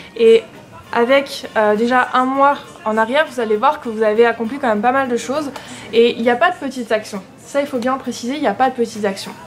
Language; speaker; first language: French; native; French